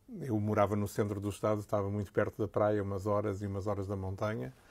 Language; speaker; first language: Portuguese; native; Portuguese